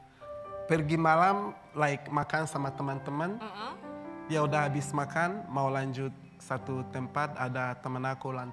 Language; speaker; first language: Indonesian; non-native, fluent; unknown